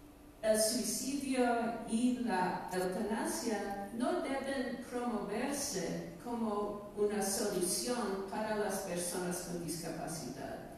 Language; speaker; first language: Spanish; non-native, fluent; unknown